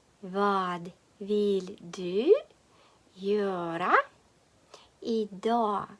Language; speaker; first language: Swedish; non-native, learner; Ukrainian